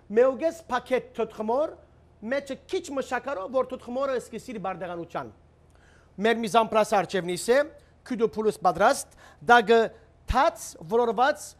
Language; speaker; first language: Armenian; early bilingual, heritage; Armenian